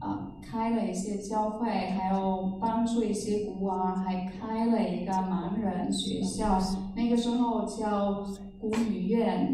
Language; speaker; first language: Chinese; non-native, fluent; German